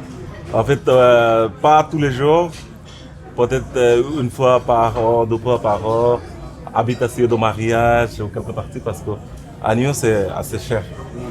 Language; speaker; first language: French; non-native, learner; Bangla